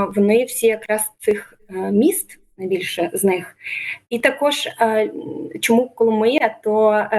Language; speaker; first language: Ukrainian; native; Ukrainian